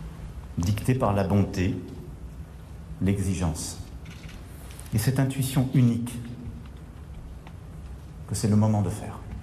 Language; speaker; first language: French; native; French